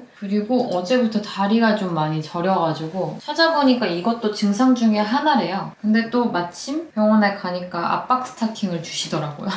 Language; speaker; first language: Korean; native; Korean